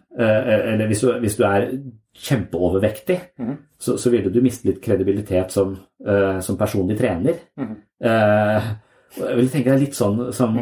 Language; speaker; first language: Norwegian; native; Norwegian